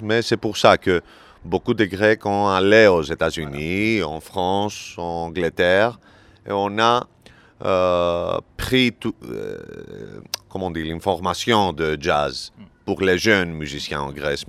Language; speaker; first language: French; non-native, learner; Greek